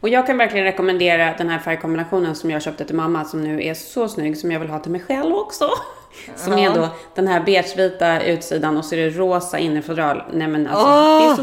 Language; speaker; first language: Swedish; native; Swedish